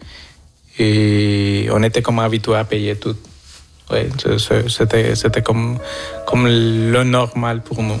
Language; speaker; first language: French; non-native, fluent; Spanish